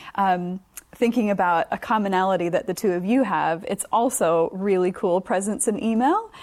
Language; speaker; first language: English; native; English